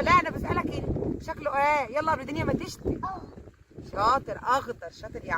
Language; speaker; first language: Arabic; native; Arabic